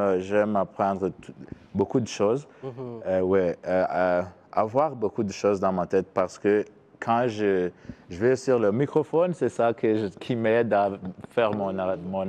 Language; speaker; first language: French; non-native, learner; Kinyarwanda